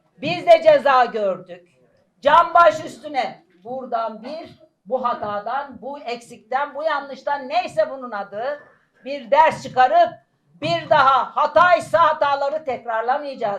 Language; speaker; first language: Turkish; native; Turkish